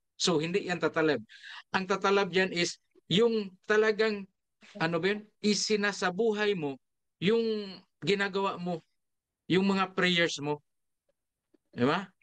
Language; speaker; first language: Filipino; non-native, local second language; Cebuano